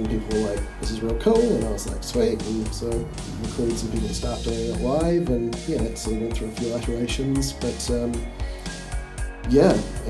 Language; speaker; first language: English; native; English